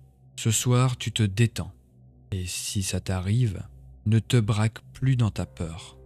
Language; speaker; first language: French; native; French